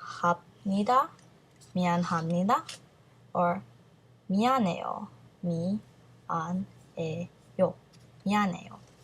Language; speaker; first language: Korean; early bilingual, heritage; Korean